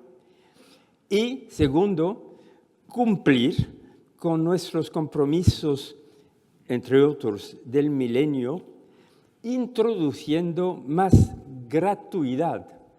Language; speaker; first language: Spanish; non-native, fluent; French